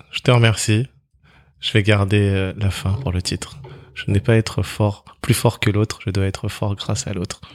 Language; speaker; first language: French; native; French